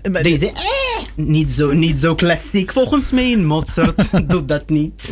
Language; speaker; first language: Dutch; non-native, learner; Russian